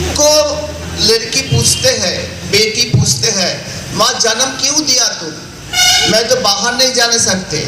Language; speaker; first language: Hindi; non-native, local second language; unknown